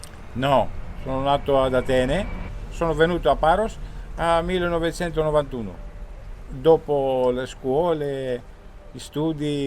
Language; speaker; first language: Italian; non-native, fluent; Greek